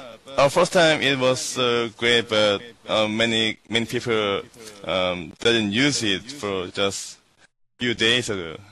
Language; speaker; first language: English; non-native, learner; Korean